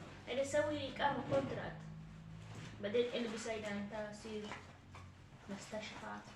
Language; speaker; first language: Arabic; non-native, learner; Oromo